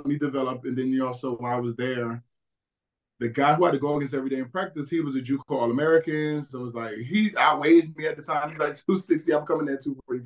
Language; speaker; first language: English; native; English